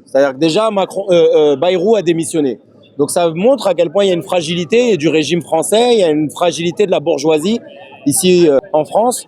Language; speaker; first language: French; native; French